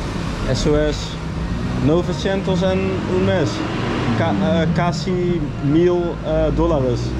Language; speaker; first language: Spanish; non-native, learner; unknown